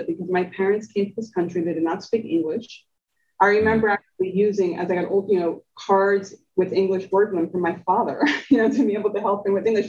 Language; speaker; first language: English; early bilingual, other home language; Spanish